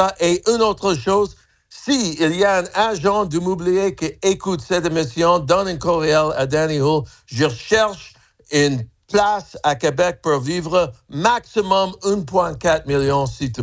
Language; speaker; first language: French; non-native, fluent; English